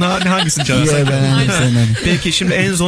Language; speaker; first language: Turkish; native; Turkish